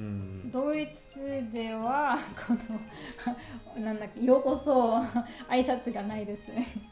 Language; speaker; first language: Japanese; non-native, learner; German